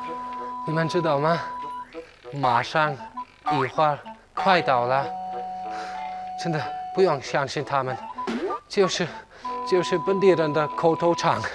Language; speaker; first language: Chinese; non-native, fluent; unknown